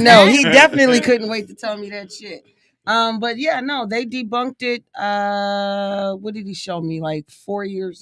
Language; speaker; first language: English; native; English